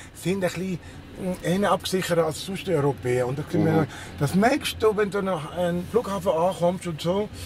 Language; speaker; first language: German; early bilingual, heritage; Spanish